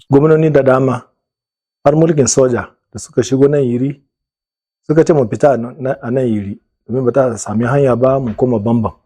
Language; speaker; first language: Hausa; non-native, local second language; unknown